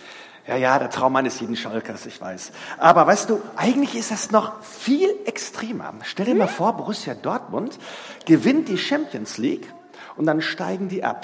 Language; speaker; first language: German; native; German